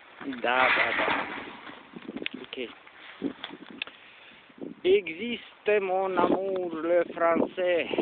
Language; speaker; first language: French; non-native, learner; Romanian